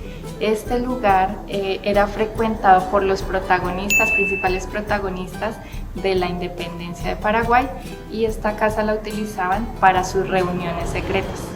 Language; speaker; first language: Spanish; native; Spanish